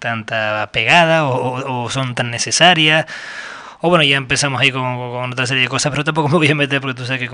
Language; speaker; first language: Spanish; native; Spanish